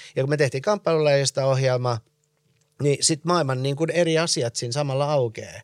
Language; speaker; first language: Finnish; early bilingual, other home language; Persian